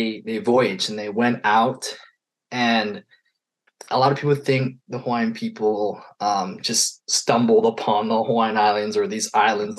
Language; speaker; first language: English; native; English